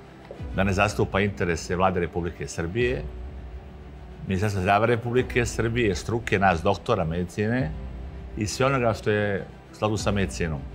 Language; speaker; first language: Serbian; native; Serbian